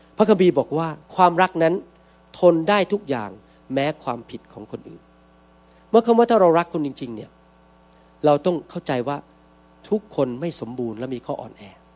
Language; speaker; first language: Thai; native; Thai